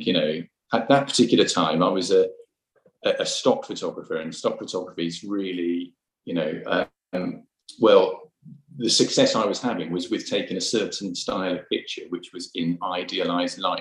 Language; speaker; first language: English; native; English